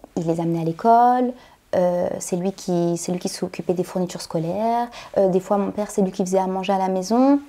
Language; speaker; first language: French; native; French